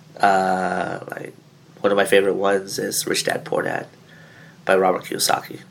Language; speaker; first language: English; early bilingual, other home language; Filipino